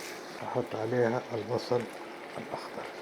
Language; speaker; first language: Arabic; native; Arabic